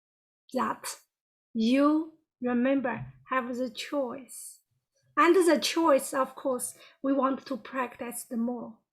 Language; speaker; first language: English; non-native, fluent; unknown